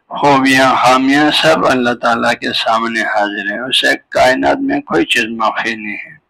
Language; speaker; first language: Urdu; non-native, local second language; Balti